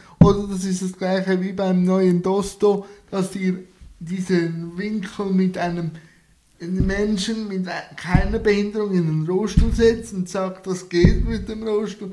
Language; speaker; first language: German; native; German